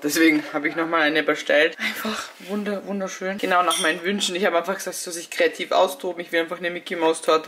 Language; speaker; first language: German; native; German